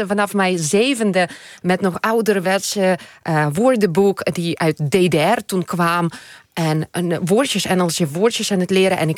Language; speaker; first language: Dutch; non-native, fluent; Ukrainian